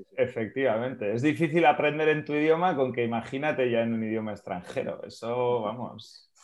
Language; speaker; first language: Spanish; native; Spanish